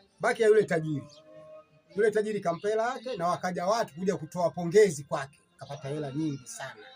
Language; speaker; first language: Swahili; native; Swahili